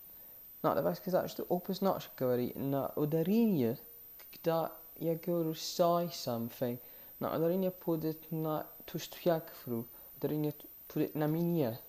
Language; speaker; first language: Russian; non-native, fluent; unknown